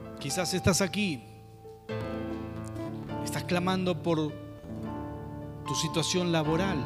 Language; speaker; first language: Spanish; native; Spanish